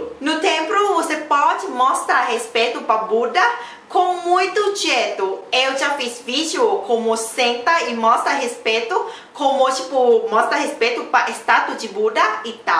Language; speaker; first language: Portuguese; non-native, learner; Thai